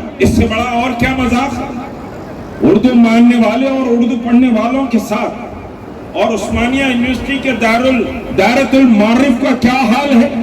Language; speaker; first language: Urdu; native; Urdu